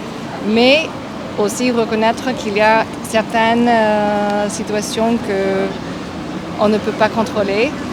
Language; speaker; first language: French; non-native, fluent; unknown